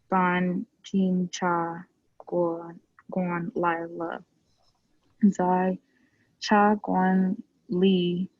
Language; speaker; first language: Chinese; non-native, learner; English